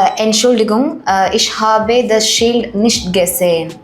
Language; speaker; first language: German; non-native, learner; Malayalam